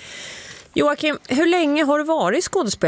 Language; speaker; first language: Swedish; native; Swedish